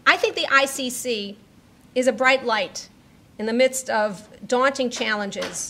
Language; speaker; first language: English; native; English